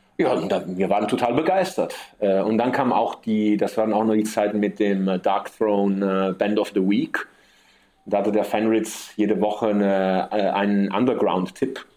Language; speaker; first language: German; early bilingual, heritage; German